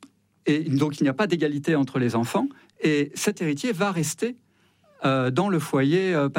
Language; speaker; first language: French; native; French